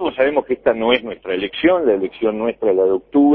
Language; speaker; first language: Spanish; native; Spanish